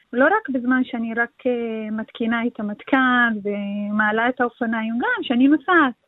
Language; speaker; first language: Hebrew; non-native, local second language; Arabic